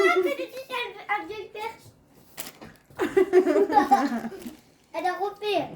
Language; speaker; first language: French; native; French